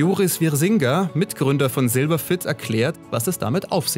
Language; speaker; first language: German; native; German